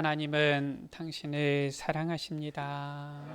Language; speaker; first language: Korean; native; Korean